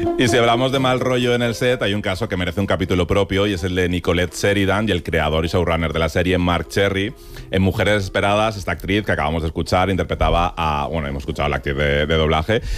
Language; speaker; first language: Spanish; native; Spanish